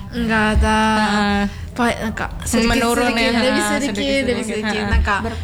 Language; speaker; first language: Indonesian; non-native, learner; Japanese